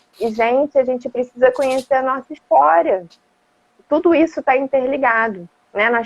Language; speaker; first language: Portuguese; native; Portuguese